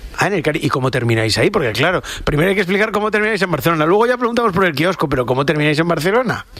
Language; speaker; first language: Spanish; native; Spanish